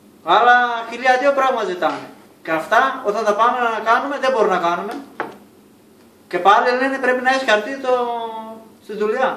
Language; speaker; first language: Greek; non-native, learner; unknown